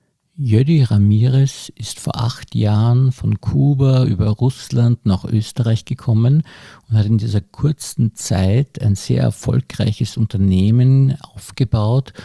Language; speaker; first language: German; native; German